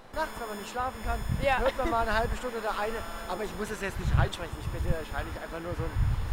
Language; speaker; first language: German; native; German